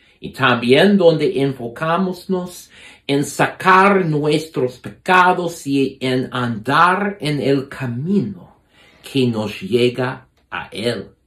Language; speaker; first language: Spanish; non-native, fluent; English